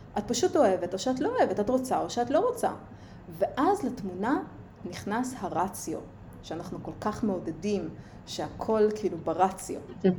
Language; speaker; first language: Hebrew; early bilingual, other home language; Russian